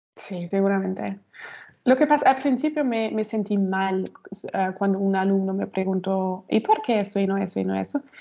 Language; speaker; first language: Spanish; non-native, fluent; German